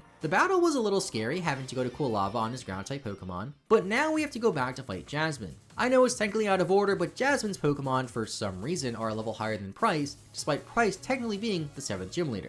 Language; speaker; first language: English; native; English